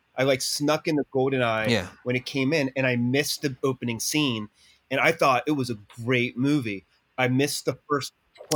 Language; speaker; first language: English; native; English